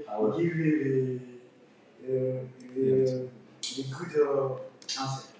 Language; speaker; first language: English; non-native, learner; French